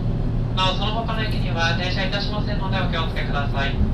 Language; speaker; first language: Japanese; native; Japanese